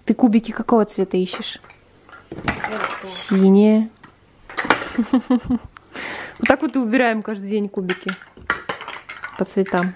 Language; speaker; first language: Russian; native; Russian